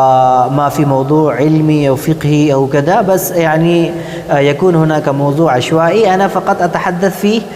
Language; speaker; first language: Arabic; non-native, fluent; Urdu